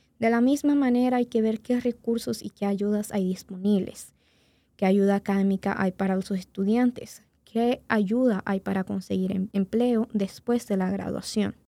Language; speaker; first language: Spanish; native; Spanish